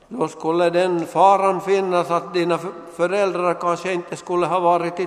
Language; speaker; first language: Swedish; non-native, local second language; Finnish